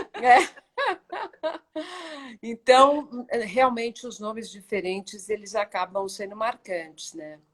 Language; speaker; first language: Portuguese; native; Portuguese